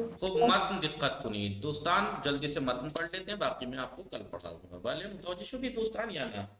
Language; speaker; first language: Urdu; native; Urdu